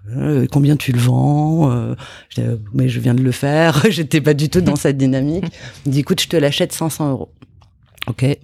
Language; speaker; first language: French; native; French